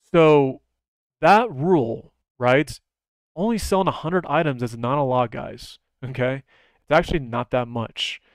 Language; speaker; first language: English; native; English